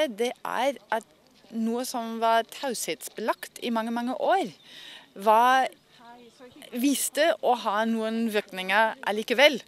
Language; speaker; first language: Norwegian; non-native, fluent; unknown